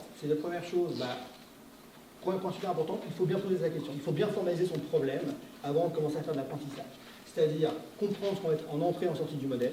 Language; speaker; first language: French; native; French